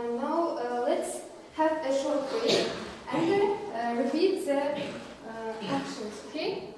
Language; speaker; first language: English; non-native, learner; Kazakh